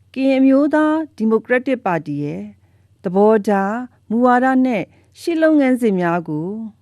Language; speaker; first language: Burmese; non-native, local second language; S'gaw Karen